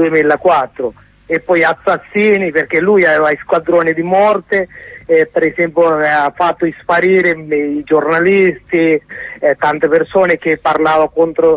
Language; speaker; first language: Italian; non-native, learner; Sinhala